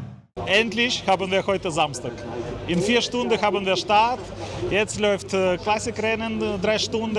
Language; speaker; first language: German; non-native, learner; Russian